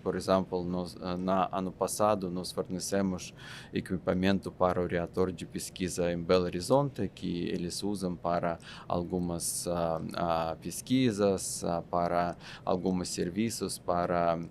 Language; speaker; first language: Portuguese; non-native, fluent; Russian